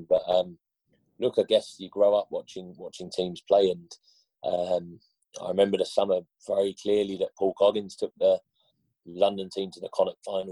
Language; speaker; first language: English; native; English